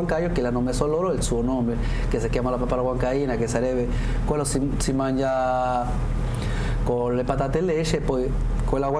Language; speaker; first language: Italian; non-native, learner; Spanish